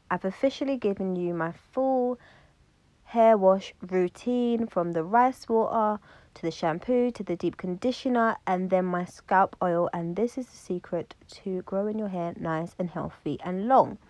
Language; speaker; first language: English; native; English